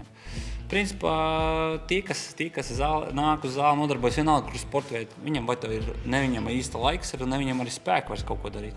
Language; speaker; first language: Latvian; native; Latvian